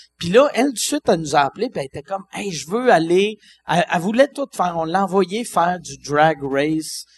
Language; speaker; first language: French; native; French